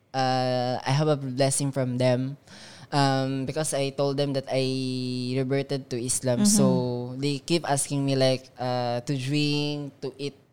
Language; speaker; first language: English; non-native, local second language; Filipino